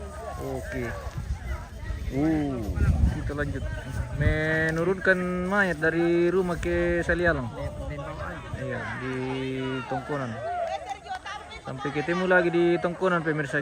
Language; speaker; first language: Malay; non-native, local second language; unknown